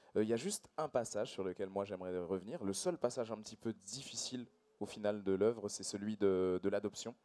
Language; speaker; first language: French; native; French